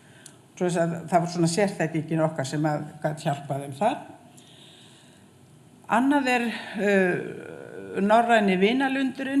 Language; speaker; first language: Icelandic; native; Icelandic